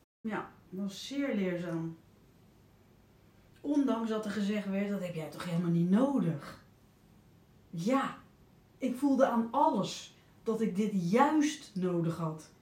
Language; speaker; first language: Dutch; native; Dutch